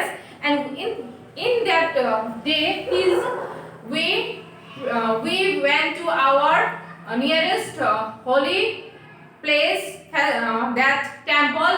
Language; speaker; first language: English; non-native, local second language; Nepali